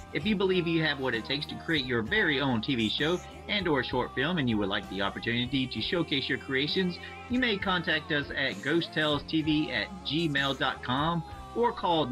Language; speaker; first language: English; native; English